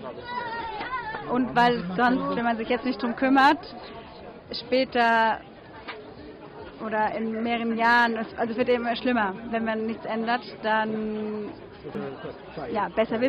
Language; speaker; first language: German; non-native, fluent; French